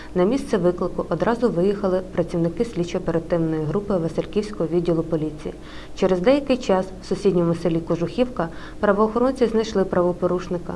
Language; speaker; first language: Ukrainian; native; Ukrainian